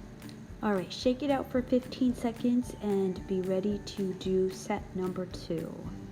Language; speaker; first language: English; native; English